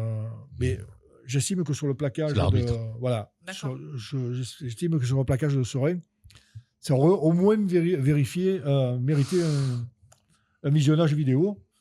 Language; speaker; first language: French; native; French